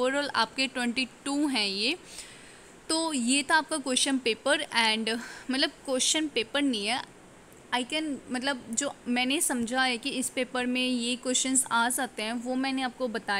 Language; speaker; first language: Hindi; native; Hindi